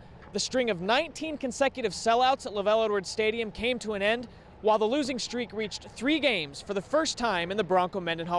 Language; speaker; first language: English; native; English